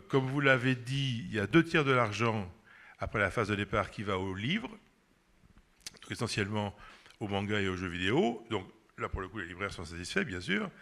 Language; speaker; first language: French; native; French